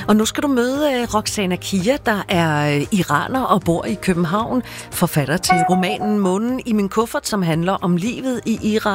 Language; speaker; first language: Danish; native; Danish